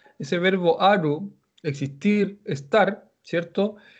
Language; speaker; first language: Spanish; native; Spanish